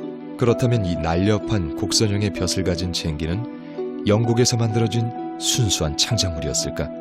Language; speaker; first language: Korean; native; Korean